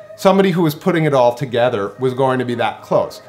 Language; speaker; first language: English; native; English